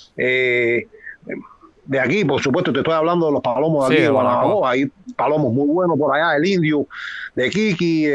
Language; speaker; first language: Spanish; native; Spanish